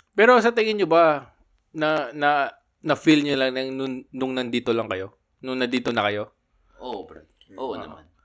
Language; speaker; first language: Filipino; native; Filipino